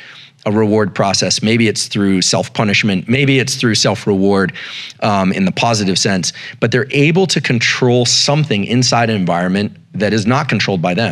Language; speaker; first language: English; native; English